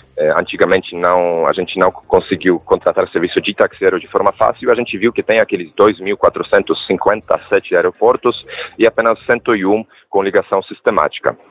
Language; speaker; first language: Portuguese; non-native, fluent; Polish